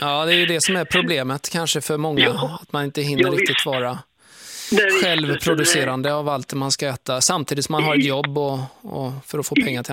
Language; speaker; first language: Swedish; native; Swedish